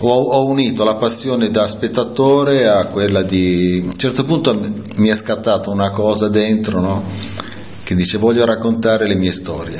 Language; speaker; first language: Italian; native; Italian